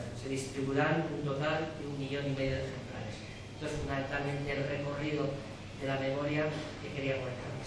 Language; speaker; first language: Spanish; native; Spanish